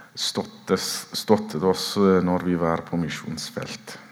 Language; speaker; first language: Norwegian; non-native, fluent; Oromo